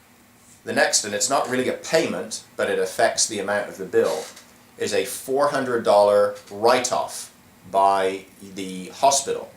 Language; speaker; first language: English; native; English